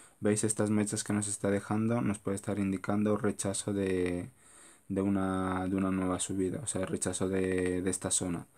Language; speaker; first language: Spanish; native; Spanish